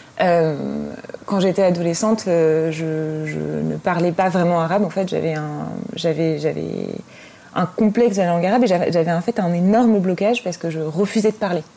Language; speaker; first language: French; early bilingual, other home language; Arabic